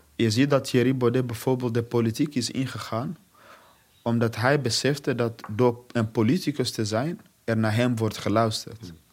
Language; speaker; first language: Dutch; non-native, fluent; Swahili